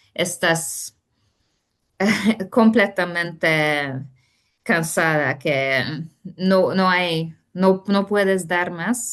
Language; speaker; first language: Spanish; non-native, fluent; Hungarian